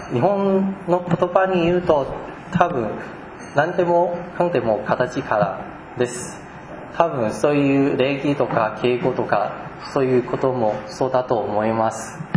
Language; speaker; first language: Japanese; non-native, fluent; Chinese